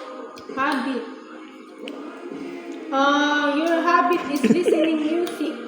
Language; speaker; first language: English; non-native, learner; Filipino